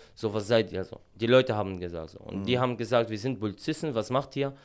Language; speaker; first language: German; non-native, fluent; Arabic